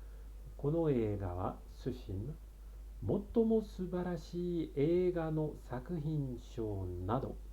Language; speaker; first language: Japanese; non-native, fluent; French